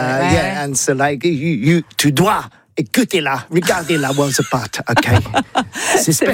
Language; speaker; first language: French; non-native, learner; English